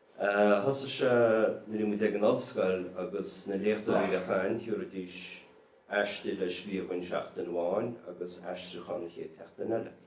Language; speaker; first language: Irish; native; Irish